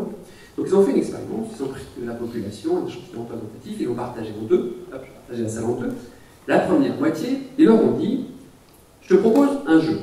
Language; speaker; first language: French; native; French